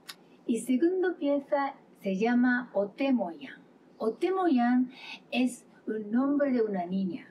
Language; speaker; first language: Spanish; non-native, learner; Japanese